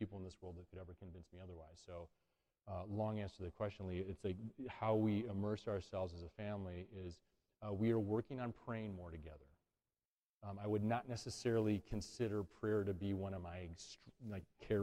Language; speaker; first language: English; native; English